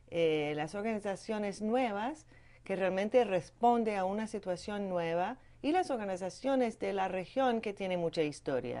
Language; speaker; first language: Spanish; non-native, fluent; English